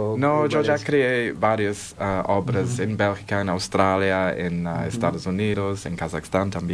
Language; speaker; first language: Spanish; non-native, fluent; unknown